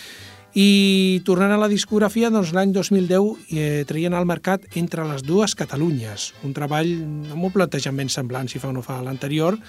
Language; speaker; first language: Catalan; native; Catalan